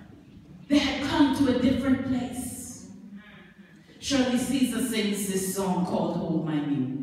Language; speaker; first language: English; native; English